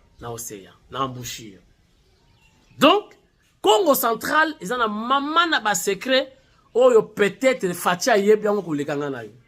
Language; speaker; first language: Lingala; non-native, local second language; Kongo